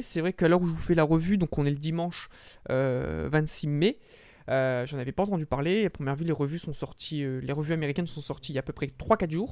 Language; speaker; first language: French; native; French